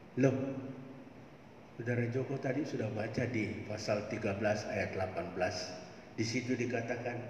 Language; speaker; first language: Malay; native; Malay